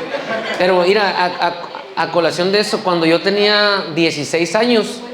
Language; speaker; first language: Spanish; native; Spanish